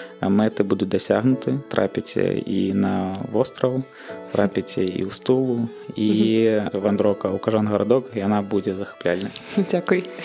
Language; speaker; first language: Belarusian; non-native, local second language; Russian